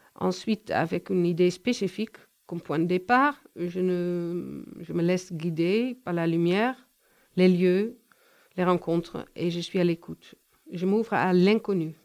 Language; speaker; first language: French; non-native, fluent; Dutch